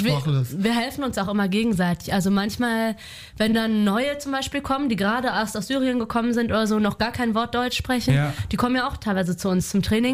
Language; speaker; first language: German; native; German